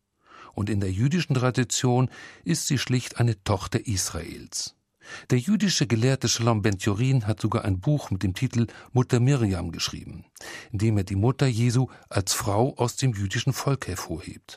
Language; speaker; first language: German; native; German